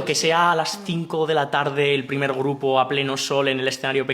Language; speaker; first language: Spanish; native; Spanish